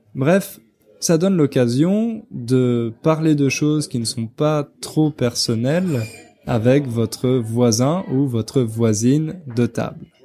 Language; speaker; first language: French; native; French